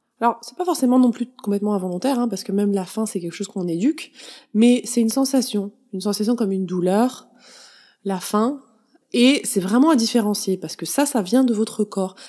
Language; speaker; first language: French; native; French